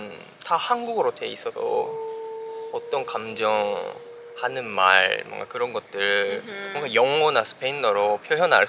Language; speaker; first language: Korean; non-native, fluent; Japanese